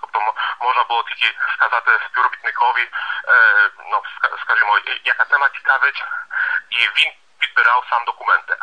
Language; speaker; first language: Ukrainian; non-native, fluent; Polish